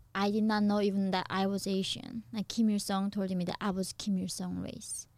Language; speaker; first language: English; non-native, fluent; Korean